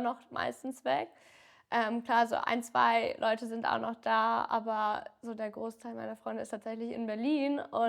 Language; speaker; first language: German; native; German